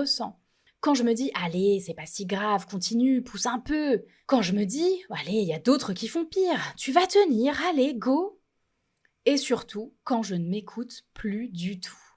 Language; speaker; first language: French; native; French